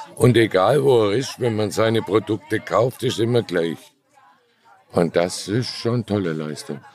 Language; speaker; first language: German; native; German